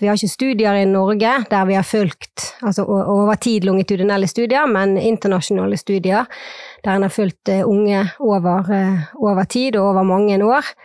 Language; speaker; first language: Norwegian; native; Norwegian